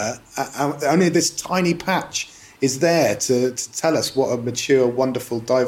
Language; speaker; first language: English; native; English